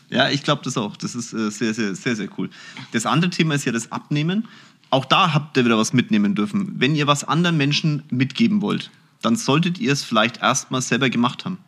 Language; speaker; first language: German; early bilingual, other home language; Turkish